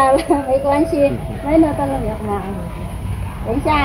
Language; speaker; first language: Chinese; non-native, learner; Filipino